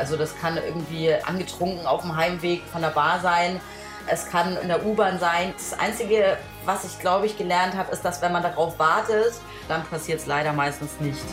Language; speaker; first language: German; native; German